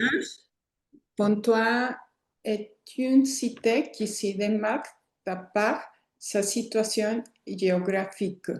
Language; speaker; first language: French; non-native, learner; Spanish